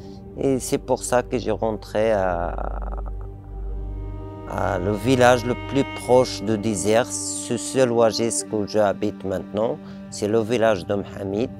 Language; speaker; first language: French; non-native, learner; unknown